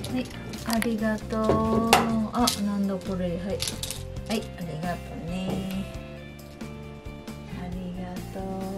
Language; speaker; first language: Japanese; non-native, learner; Filipino